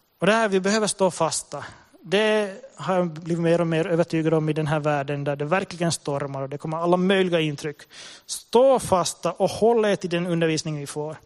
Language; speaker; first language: Swedish; native; Swedish